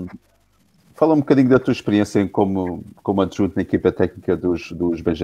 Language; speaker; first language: Portuguese; native; Portuguese